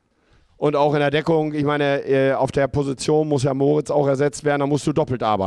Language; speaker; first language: German; native; German